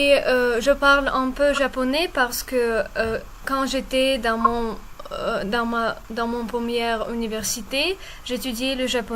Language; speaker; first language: French; non-native, fluent; Russian